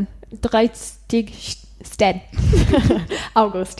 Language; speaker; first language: German; non-native, learner; English